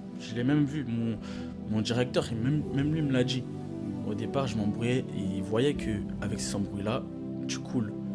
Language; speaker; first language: French; native; French